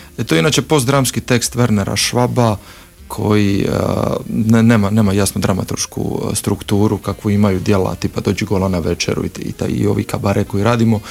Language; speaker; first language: Croatian; native; Croatian